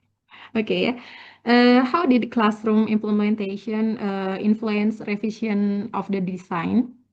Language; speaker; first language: English; non-native, learner; Indonesian